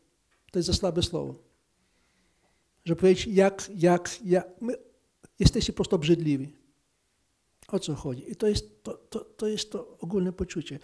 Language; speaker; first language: Polish; non-native, fluent; Ukrainian